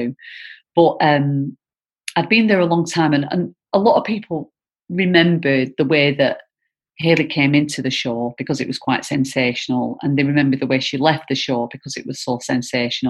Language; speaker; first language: English; native; English